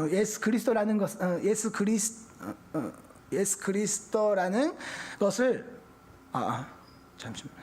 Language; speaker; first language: Korean; non-native, fluent; Japanese